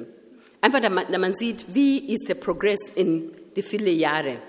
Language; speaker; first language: German; non-native, fluent; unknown